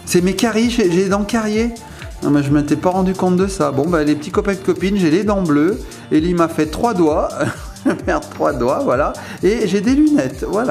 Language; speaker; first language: French; native; French